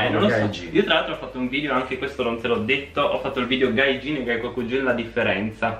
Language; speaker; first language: Italian; native; Italian